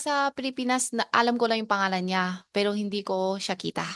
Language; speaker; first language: Filipino; non-native, learner; Chinese